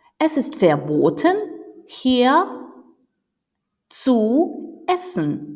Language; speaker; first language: German; non-native, fluent; Ukrainian